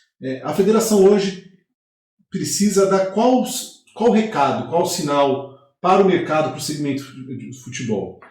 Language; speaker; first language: Portuguese; native; Portuguese